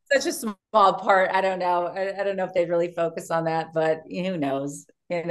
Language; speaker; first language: English; native; English